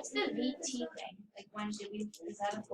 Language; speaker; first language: English; native; English